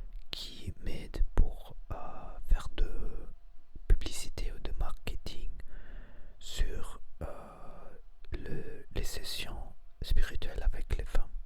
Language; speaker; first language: French; non-native, learner; Spanish